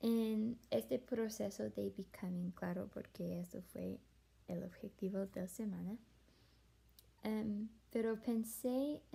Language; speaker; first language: Spanish; non-native, fluent; English